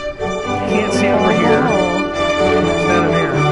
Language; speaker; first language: English; native; English